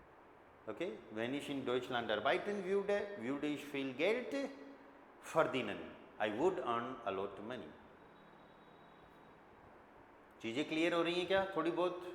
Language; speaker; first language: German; non-native, fluent; Hindi